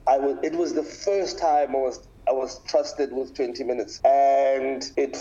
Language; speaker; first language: English; non-native, local second language; Tswana